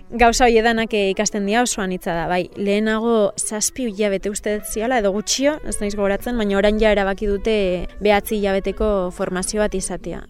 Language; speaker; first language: Basque; native; Basque